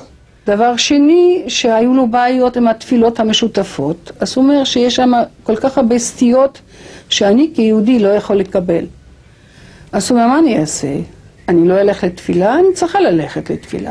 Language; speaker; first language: Hebrew; non-native, fluent; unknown